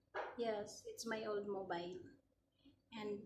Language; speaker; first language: English; non-native, learner; Filipino